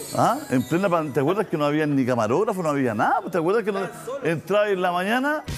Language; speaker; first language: Spanish; native; Spanish